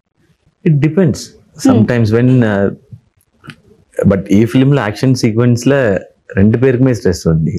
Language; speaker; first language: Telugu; non-native, learner; Tamil